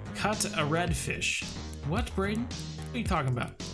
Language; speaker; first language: English; native; English